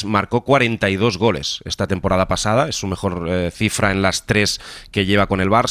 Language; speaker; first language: Spanish; native; Spanish